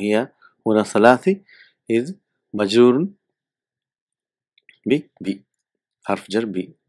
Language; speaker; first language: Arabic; non-native, fluent; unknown